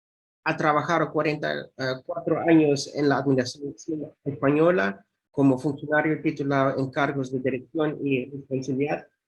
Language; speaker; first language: Spanish; non-native, fluent; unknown